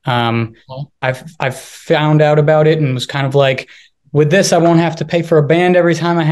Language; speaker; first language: English; native; English